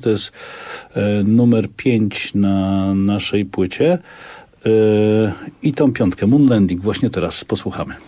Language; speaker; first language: Polish; native; Polish